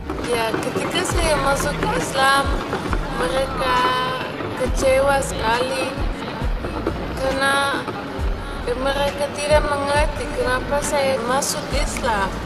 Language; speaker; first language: Indonesian; non-native, fluent; Dutch